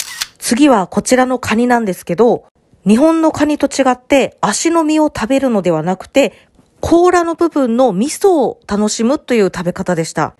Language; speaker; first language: Japanese; native; Japanese